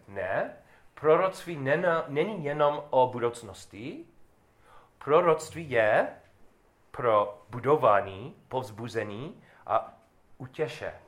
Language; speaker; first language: Czech; non-native, learner; English